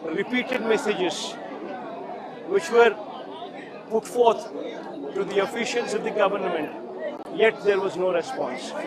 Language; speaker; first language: English; non-native, local second language; Telugu